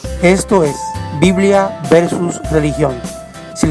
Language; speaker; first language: Spanish; native; Spanish